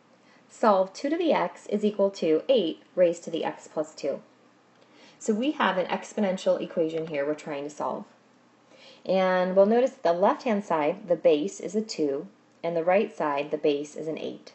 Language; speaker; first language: English; native; English